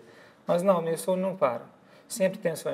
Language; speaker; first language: Portuguese; non-native, learner; Arabic